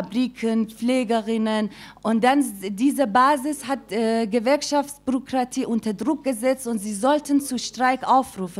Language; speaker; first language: German; non-native, fluent; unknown